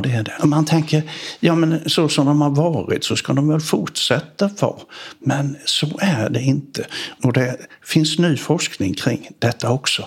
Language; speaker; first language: Swedish; native; Swedish